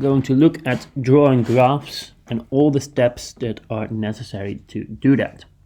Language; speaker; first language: English; non-native, fluent; Dutch